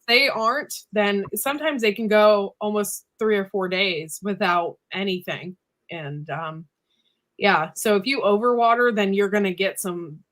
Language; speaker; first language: English; native; English